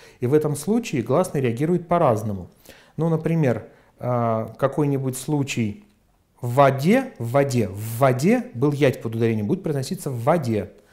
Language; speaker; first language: Russian; native; Russian